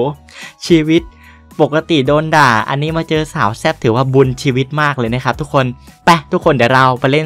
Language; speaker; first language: Thai; native; Thai